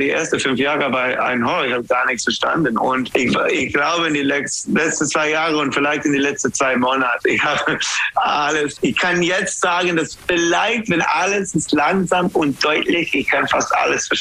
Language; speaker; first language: German; non-native, learner; English